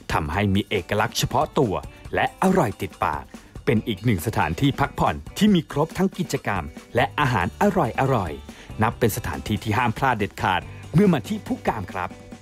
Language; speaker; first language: Thai; native; Thai